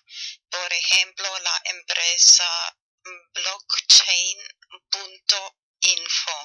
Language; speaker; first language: Spanish; non-native, fluent; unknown